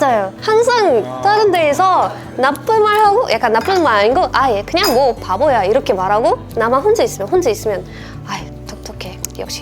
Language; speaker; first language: Korean; non-native, fluent; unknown